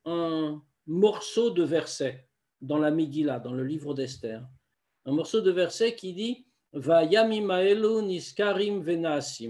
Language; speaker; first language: French; native; French